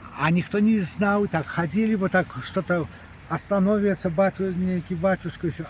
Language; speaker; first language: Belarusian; native; Belarusian